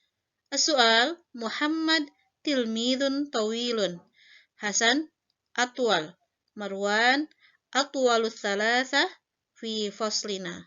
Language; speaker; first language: Arabic; non-native, fluent; Indonesian